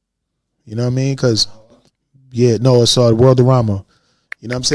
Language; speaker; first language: English; native; English